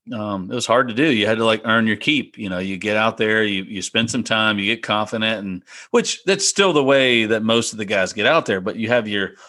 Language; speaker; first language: English; native; English